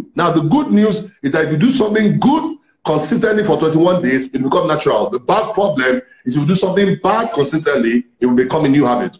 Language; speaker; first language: English; non-native, local second language; Yoruba